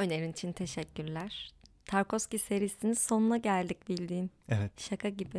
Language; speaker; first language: Turkish; native; Turkish